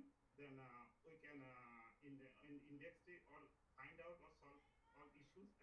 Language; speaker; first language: English; non-native, learner; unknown